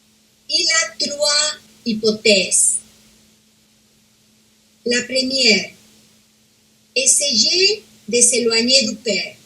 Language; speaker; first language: French; non-native, fluent; Spanish